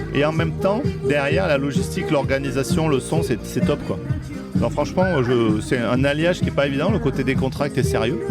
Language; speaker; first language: French; native; French